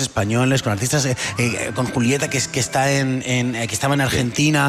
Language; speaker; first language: Spanish; native; Spanish